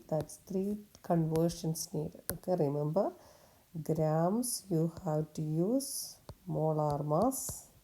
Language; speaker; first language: English; non-native, local second language; Malayalam